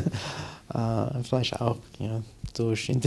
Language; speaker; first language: German; non-native, fluent; English